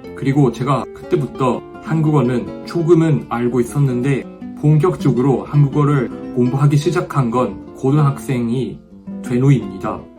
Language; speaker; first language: Korean; non-native, fluent; Japanese